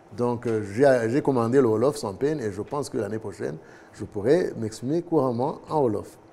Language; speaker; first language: French; non-native, local second language; Kinyarwanda